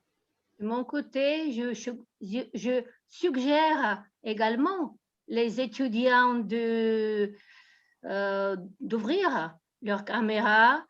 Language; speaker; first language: French; non-native, fluent; Bulgarian